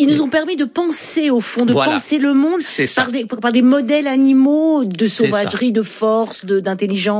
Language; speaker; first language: French; native; French